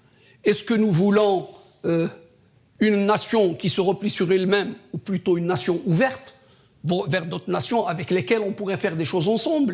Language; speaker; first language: French; non-native, local second language; Kabyle